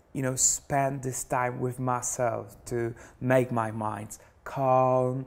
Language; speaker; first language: English; non-native, fluent; Polish